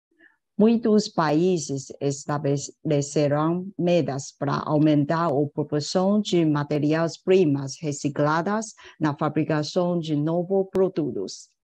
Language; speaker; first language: Portuguese; non-native, fluent; Chinese